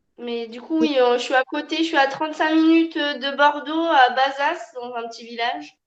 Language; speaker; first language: French; native; French